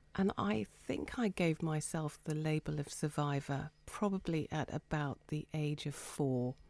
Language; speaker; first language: English; native; English